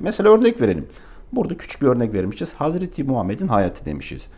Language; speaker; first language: Turkish; native; Turkish